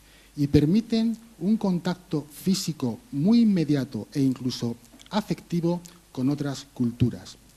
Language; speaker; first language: Spanish; native; Spanish